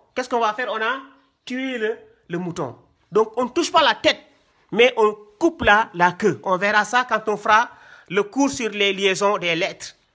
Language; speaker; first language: French; non-native, local second language; Wolof